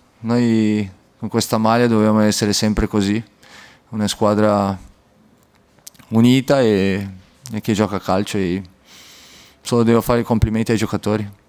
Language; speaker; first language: Italian; non-native, fluent; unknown